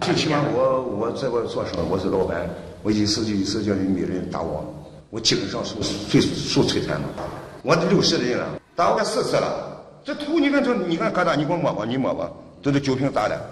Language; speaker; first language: Chinese; native; Chinese